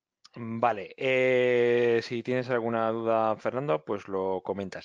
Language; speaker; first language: Spanish; native; Spanish